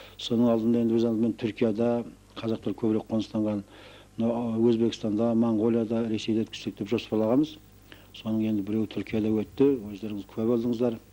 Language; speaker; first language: Kazakh; early bilingual, heritage; Kazakh